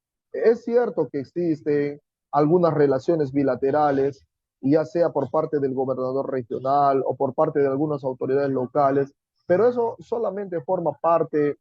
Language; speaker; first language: Spanish; native; Spanish